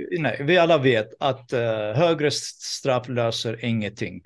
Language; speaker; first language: Swedish; non-native, fluent; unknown